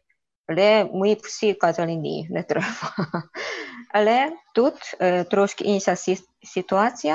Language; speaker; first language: Ukrainian; non-native, learner; Korean